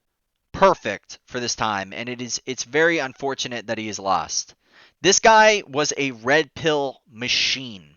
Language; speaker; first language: English; native; English